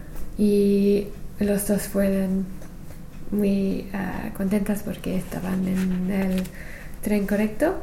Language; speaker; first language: Spanish; non-native, learner; English